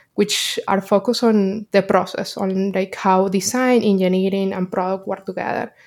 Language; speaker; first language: English; non-native, fluent; Spanish